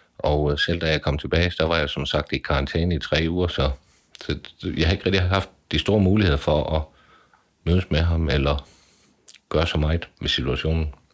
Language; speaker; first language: Danish; native; Danish